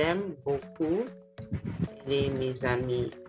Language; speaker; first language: French; non-native, fluent; English